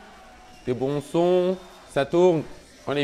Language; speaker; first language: French; non-native, local second language; Arabic